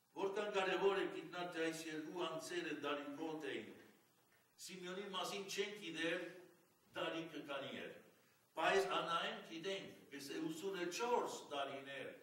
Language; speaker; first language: Armenian; early bilingual, heritage; Armenian